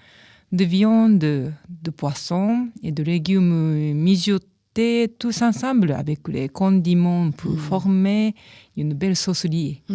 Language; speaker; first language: French; non-native, fluent; Japanese